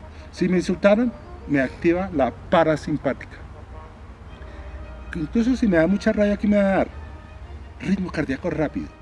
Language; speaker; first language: Spanish; native; Spanish